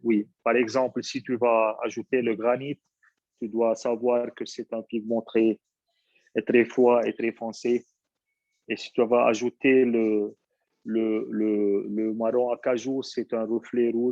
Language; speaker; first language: French; non-native, fluent; Arabic